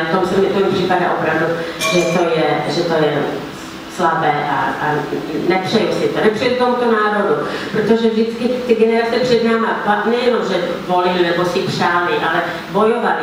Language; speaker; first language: Czech; non-native, fluent; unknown